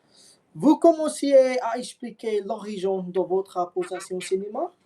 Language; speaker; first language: French; non-native, learner; English